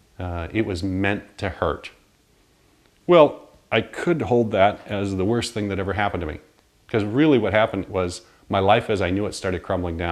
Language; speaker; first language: English; native; English